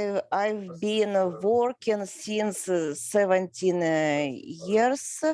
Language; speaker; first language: English; non-native, learner; Russian